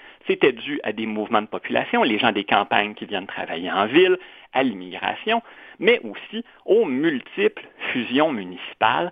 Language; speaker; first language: French; native; French